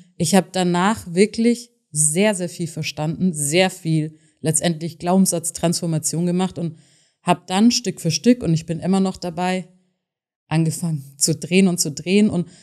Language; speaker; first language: German; native; German